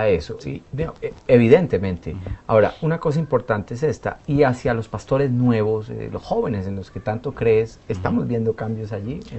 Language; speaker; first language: Spanish; native; Spanish